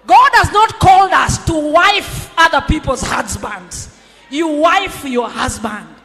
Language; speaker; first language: English; non-native, local second language; Swahili